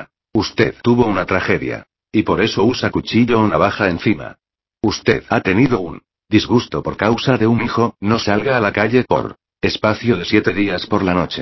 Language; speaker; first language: Spanish; native; Spanish